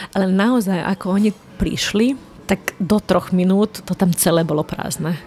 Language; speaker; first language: Slovak; non-native, local second language; Hungarian